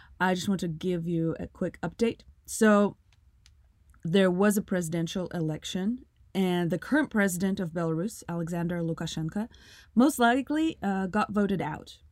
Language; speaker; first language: English; non-native, fluent; Russian